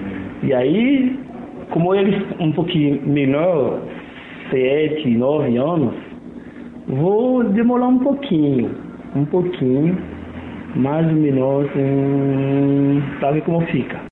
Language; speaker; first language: Portuguese; non-native, learner; Haitian Creole